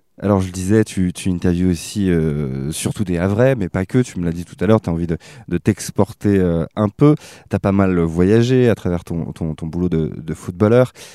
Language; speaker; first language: French; native; French